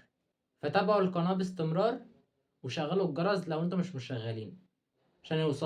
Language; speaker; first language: Arabic; native; Arabic